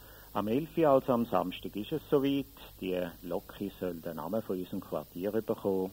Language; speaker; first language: German; native; German